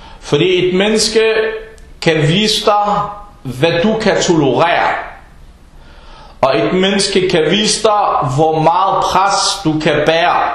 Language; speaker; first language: Danish; non-native, fluent; Arabic